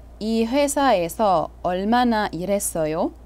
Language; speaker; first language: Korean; non-native, fluent; Arabic